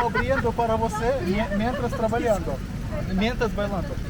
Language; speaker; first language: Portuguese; non-native, learner; Russian